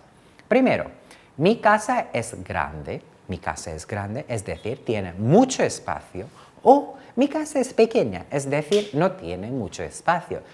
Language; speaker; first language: Spanish; non-native, fluent; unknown